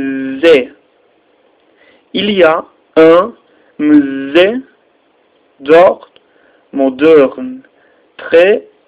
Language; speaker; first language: French; non-native, learner; Spanish